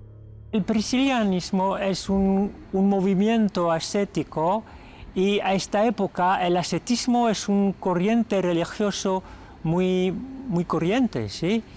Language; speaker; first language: Spanish; non-native, fluent; French